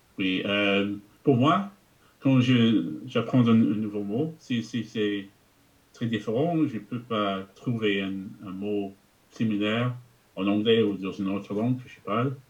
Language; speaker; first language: French; non-native, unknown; English